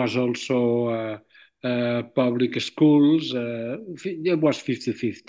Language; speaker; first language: English; non-native, fluent; Catalan